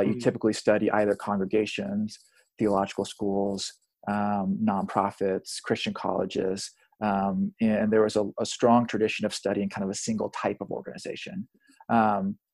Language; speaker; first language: English; native; English